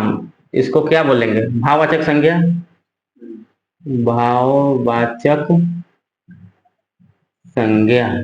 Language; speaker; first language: Hindi; non-native, local second language; Bhojpuri